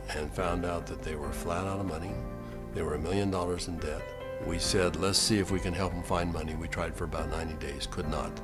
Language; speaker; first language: English; native; English